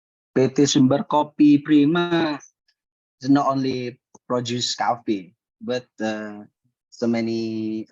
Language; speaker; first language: English; non-native, learner; Indonesian